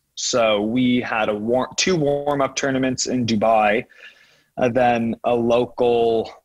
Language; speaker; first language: English; native; English